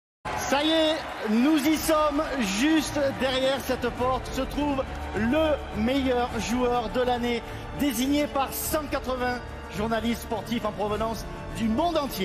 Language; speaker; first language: French; native; French